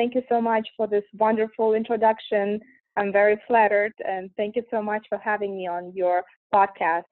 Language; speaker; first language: English; non-native, fluent; Russian